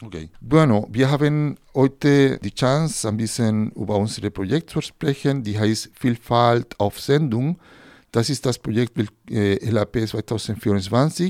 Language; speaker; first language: German; non-native, fluent; Spanish